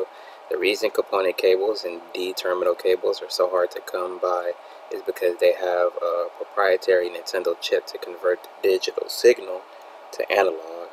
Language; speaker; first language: English; native; English